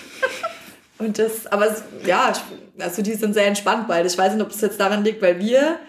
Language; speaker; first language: German; native; German